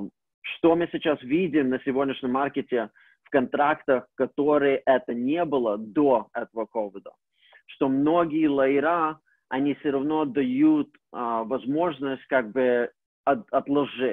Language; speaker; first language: Russian; early bilingual, heritage; Russian